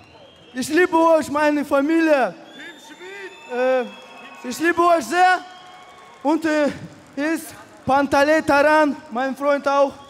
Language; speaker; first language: German; non-native, learner; Russian